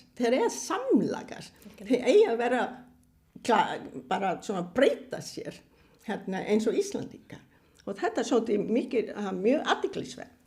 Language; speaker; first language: Icelandic; non-native, fluent; Vietnamese